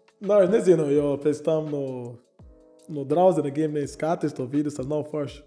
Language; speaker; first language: Latvian; non-native, learner; Portuguese